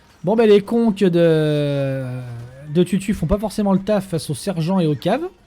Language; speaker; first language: French; native; French